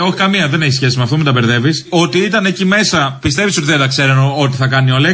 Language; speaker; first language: Greek; native; Greek